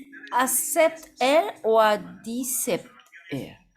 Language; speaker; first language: French; non-native, learner; Spanish